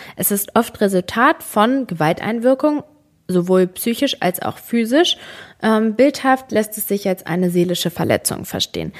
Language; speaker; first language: German; early bilingual, other home language; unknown